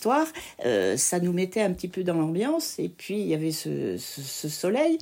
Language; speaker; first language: French; native; French